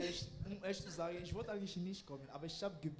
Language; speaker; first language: German; non-native, learner; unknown